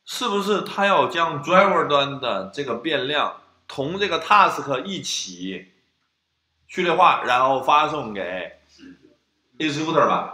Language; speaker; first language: Chinese; native; Chinese